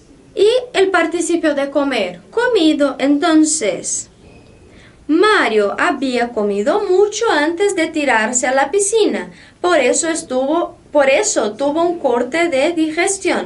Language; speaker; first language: Spanish; non-native, fluent; Portuguese